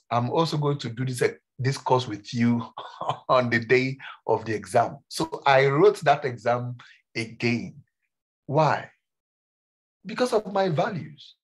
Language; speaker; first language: English; non-native, local second language; Yoruba